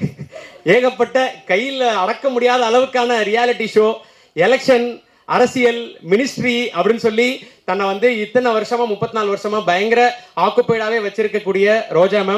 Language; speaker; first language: Tamil; native; Tamil